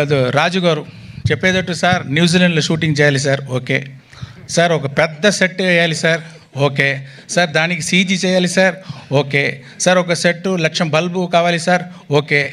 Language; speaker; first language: Telugu; non-native, local second language; Tamil